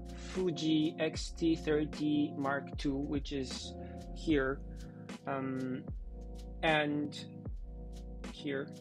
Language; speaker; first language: English; non-native, fluent; Polish